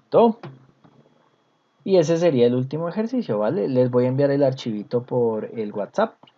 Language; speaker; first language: Spanish; native; Spanish